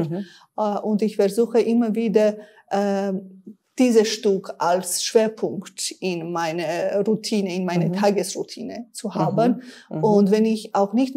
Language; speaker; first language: German; non-native, fluent; Armenian